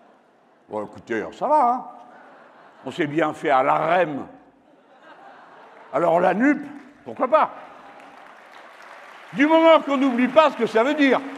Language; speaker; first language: French; native; French